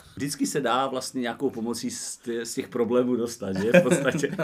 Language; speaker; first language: Czech; native; Czech